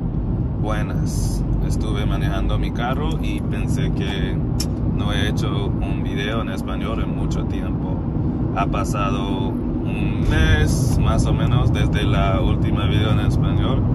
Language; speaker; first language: Spanish; non-native, learner; English